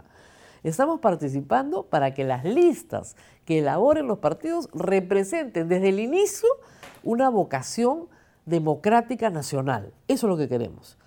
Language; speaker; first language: Spanish; native; Spanish